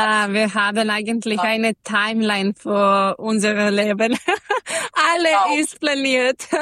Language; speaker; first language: German; non-native, learner; Serbian